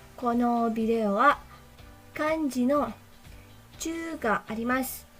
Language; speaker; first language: Japanese; non-native, learner; Indonesian